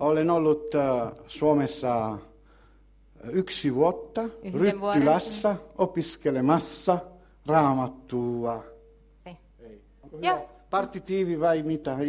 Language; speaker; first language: Finnish; non-native, learner; Italian